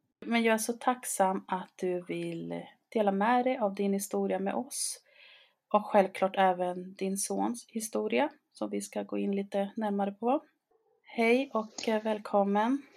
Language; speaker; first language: Swedish; native; Swedish